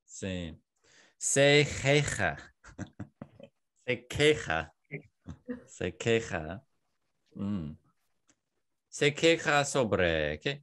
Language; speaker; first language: Spanish; non-native, learner; English